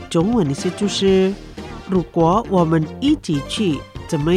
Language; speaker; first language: Chinese; non-native, fluent; Indonesian